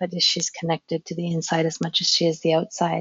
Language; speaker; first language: English; native; English